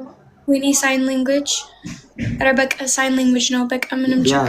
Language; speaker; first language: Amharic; non-native, learner; English